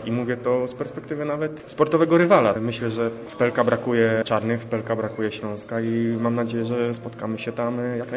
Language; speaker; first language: Polish; native; Polish